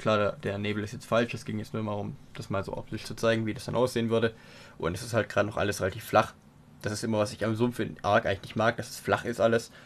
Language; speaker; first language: German; native; German